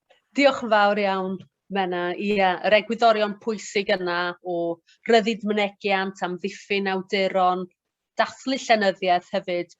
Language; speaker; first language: Welsh; native; Welsh